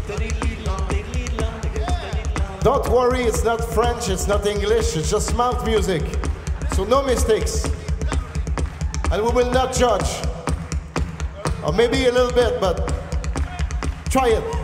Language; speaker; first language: English; non-native, fluent; French